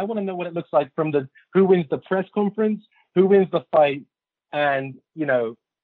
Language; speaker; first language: English; native; English